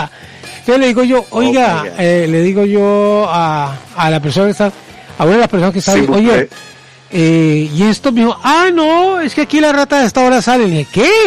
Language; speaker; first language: Spanish; native; Spanish